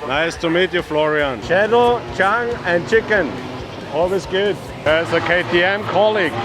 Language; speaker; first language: English; non-native, fluent; German